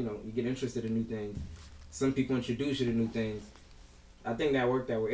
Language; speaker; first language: English; early bilingual, other home language; Lingala